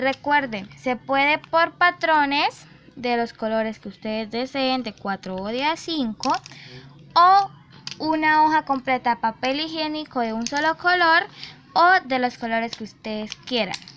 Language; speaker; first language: Spanish; native; Spanish